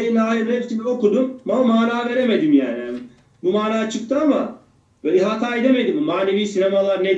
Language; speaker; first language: Turkish; native; Turkish